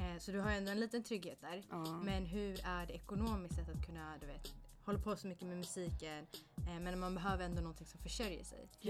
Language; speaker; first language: Swedish; native; Swedish